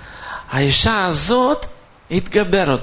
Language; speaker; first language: Hebrew; non-native, fluent; Russian